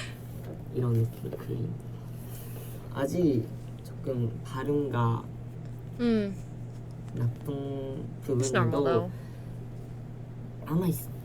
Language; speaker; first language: Korean; non-native, learner; Japanese